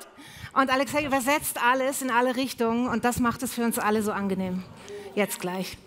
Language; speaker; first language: German; native; German